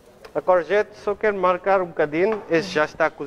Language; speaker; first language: Portuguese; non-native, learner; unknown